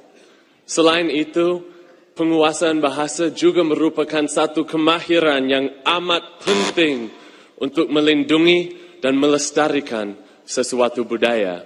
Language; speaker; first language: Malay; non-native, fluent; English